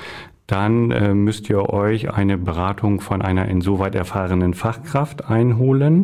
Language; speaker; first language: German; native; German